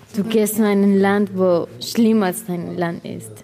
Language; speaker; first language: German; non-native, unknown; Spanish